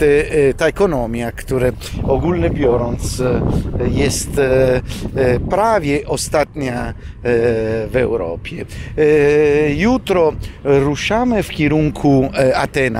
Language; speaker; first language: Polish; non-native, fluent; Italian